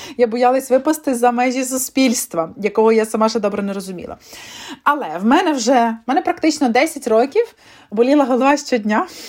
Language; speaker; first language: Ukrainian; native; Ukrainian